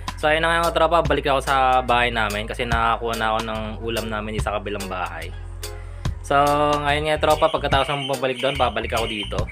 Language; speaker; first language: Filipino; non-native, local second language; Iloko